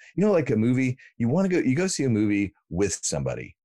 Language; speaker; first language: English; native; English